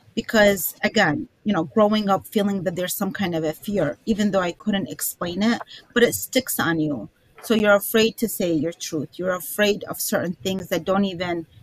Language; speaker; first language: English; early bilingual, other home language; Arabic